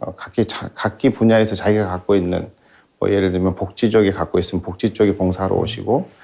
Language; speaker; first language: Korean; native; Korean